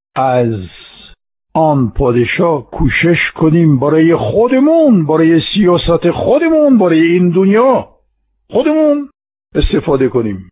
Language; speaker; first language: Persian; non-native, fluent; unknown